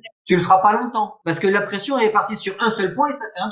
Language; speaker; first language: French; native; French